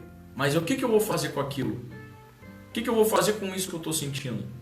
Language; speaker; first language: Portuguese; native; Portuguese